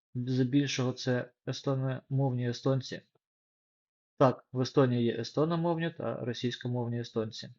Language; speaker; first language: Ukrainian; non-native, local second language; Russian